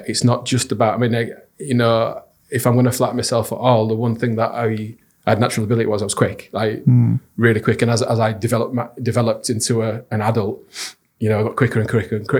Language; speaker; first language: English; native; English